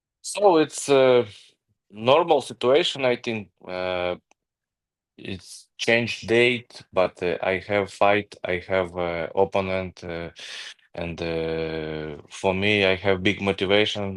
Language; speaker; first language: English; non-native, learner; Ukrainian